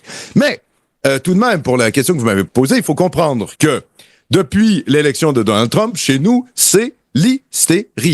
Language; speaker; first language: French; native; French